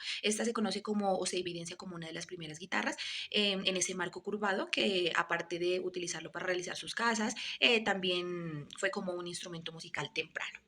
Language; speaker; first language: Spanish; native; Spanish